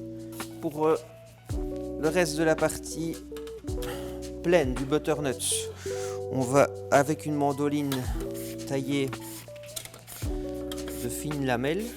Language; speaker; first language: French; native; French